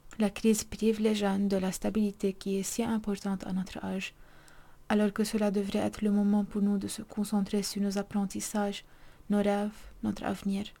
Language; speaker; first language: French; non-native, local second language; Arabic